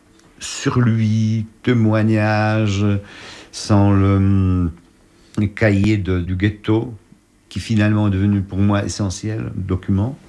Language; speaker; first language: French; non-native, fluent; Polish